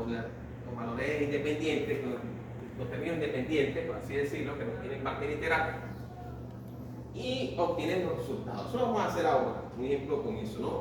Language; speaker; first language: Spanish; native; Spanish